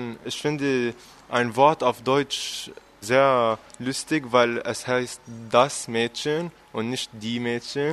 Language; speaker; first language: German; non-native, learner; Arabic